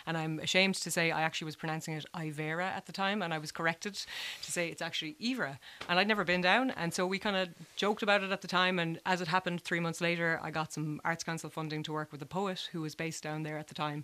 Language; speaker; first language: English; native; English